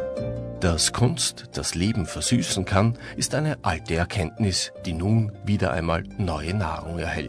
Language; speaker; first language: German; native; German